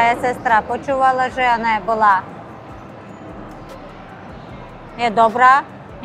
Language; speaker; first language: Slovak; non-native, learner; Azerbaijani